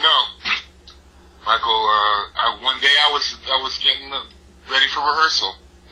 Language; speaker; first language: English; native; English